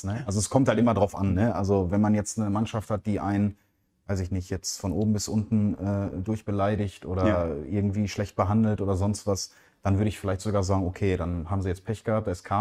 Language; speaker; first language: German; native; German